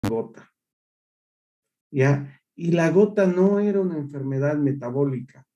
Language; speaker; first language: Spanish; native; Spanish